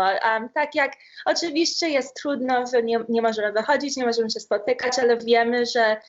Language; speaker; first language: Polish; early bilingual, heritage; Polish